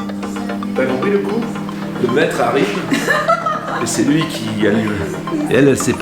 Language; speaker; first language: French; native; French